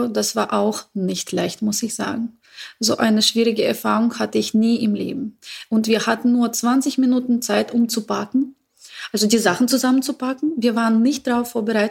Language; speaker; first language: German; non-native, fluent; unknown